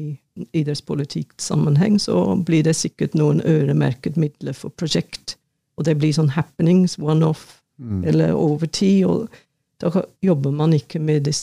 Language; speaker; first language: Norwegian; non-native, fluent; English